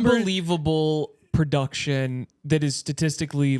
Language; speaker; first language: English; native; English